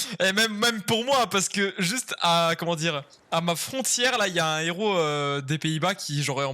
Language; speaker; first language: French; native; French